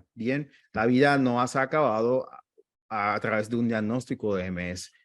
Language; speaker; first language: Spanish; native; Spanish